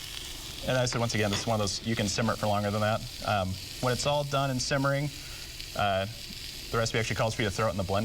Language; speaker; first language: English; native; English